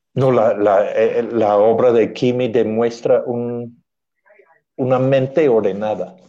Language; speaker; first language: Spanish; non-native, fluent; English